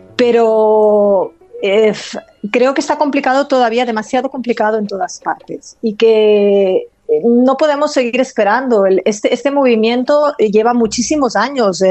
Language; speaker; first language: Spanish; non-native, local second language; Catalan